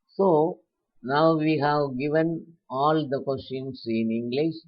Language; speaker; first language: English; non-native, local second language; Tamil